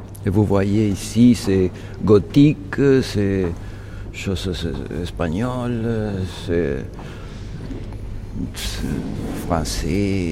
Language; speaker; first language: French; non-native, fluent; Spanish